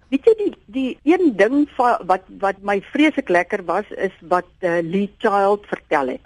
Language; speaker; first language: Afrikaans; native; Afrikaans